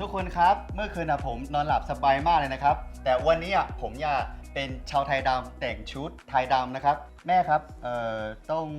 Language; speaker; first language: Thai; non-native, fluent; Chinese